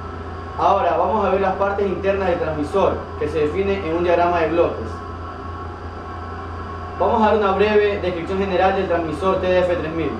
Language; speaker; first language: Spanish; native; Spanish